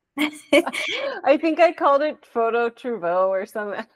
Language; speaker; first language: English; native; English